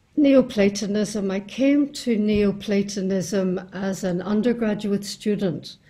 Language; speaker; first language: English; native; English